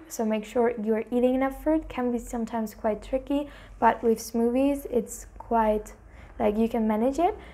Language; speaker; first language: English; non-native, fluent; German